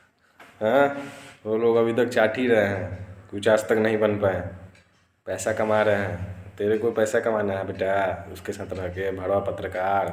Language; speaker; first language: Hindi; native; Hindi